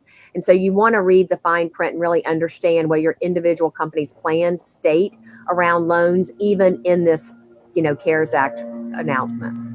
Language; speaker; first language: English; native; English